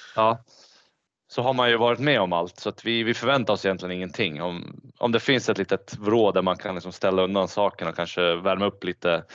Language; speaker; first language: Swedish; early bilingual, other home language; Bosnian